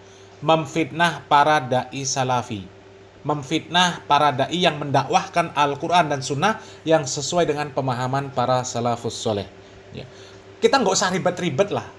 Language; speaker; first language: Indonesian; native; Indonesian